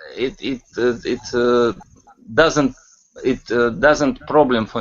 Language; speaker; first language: English; non-native, learner; Russian